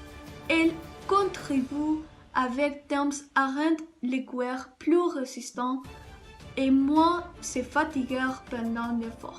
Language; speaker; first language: French; non-native, learner; Spanish